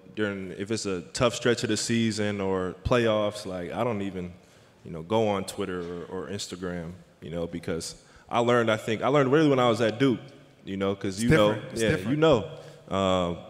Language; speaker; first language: English; native; English